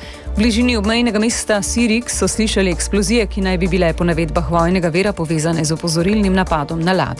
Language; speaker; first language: Slovenian; native; Slovenian